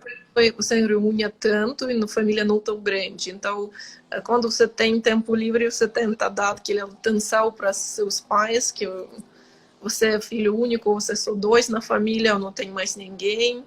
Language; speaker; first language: Portuguese; non-native, fluent; Ukrainian